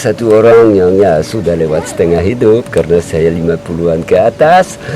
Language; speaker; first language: Indonesian; non-native, learner; French